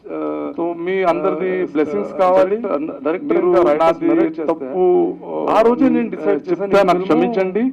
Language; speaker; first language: Telugu; early bilingual, heritage; Telugu